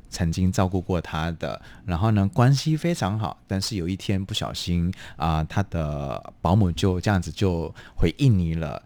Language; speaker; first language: Chinese; non-native, fluent; Indonesian